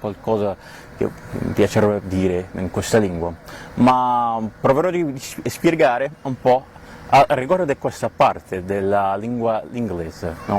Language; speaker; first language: Italian; non-native, fluent; Portuguese